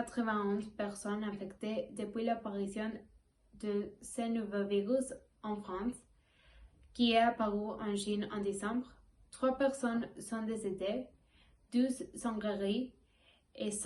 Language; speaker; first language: French; non-native, fluent; Spanish